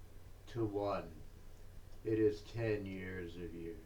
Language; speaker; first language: English; native; English